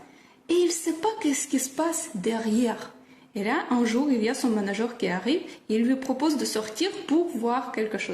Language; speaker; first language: French; non-native, fluent; Russian